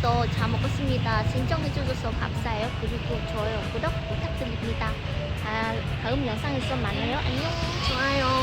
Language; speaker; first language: Korean; non-native, learner; Vietnamese